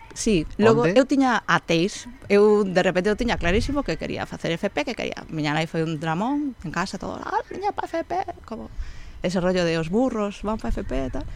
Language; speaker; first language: Galician; non-native, local second language; Spanish